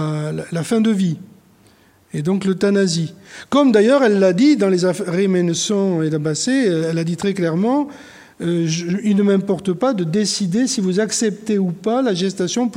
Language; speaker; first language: French; native; French